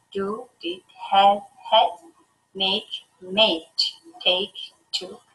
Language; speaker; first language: English; non-native, fluent; Mongolian